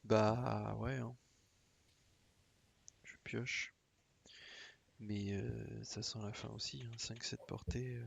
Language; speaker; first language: French; native; French